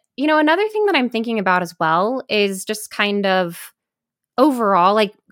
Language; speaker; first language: English; native; English